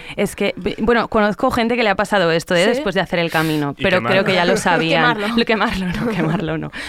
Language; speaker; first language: Spanish; native; Spanish